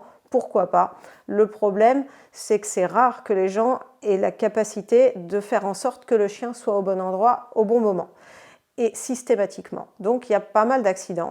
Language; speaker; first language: French; native; French